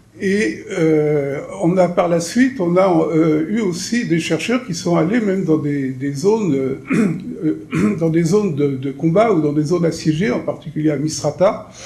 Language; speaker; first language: French; native; French